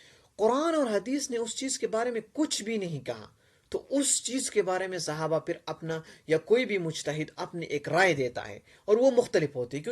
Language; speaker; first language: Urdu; non-native, local second language; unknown